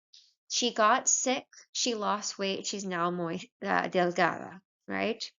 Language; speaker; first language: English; native; English